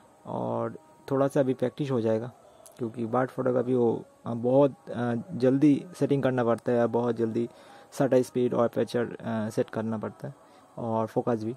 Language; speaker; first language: Hindi; non-native, local second language; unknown